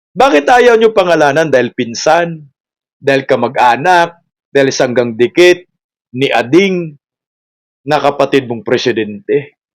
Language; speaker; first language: Filipino; non-native, local second language; Cebuano